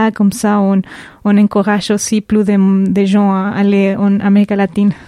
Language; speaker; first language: French; non-native, fluent; Spanish